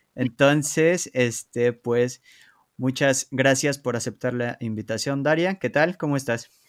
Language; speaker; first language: Spanish; native; Spanish